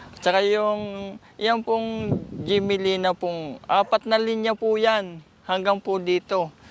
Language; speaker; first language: Filipino; non-native, local second language; Iloko